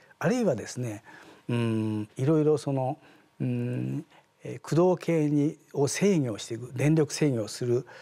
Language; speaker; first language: Japanese; native; Japanese